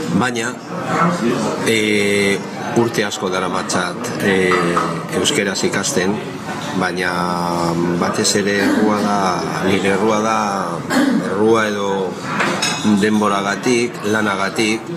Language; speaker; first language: Basque; non-native, local second language; Spanish